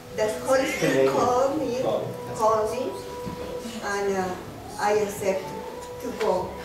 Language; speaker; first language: English; non-native, learner; Spanish